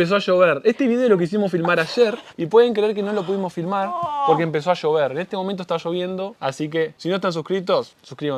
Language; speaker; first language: Spanish; native; Spanish